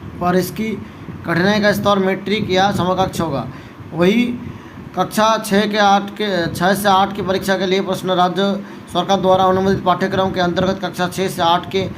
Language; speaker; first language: Hindi; non-native, local second language; Bangla